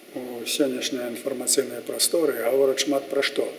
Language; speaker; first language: Russian; non-native, local second language; Belarusian